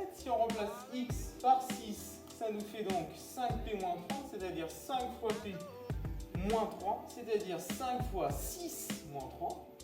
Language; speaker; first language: French; native; French